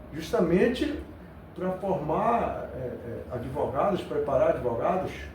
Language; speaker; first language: Portuguese; native; Portuguese